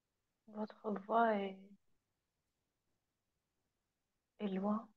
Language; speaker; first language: French; non-native, learner; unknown